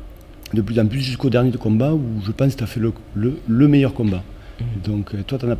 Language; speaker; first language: French; native; French